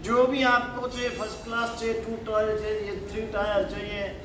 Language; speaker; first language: Hindi; non-native, local second language; Gujarati